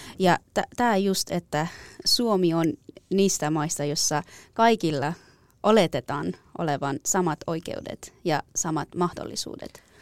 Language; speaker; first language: Finnish; non-native, fluent; Persian